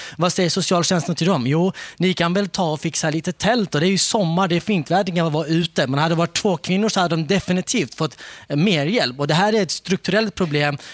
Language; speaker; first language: Swedish; early bilingual, other home language; Kurdish